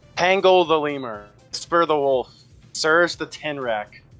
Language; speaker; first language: English; native; English